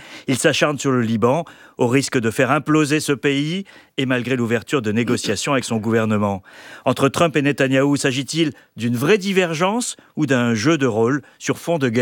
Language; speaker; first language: French; native; French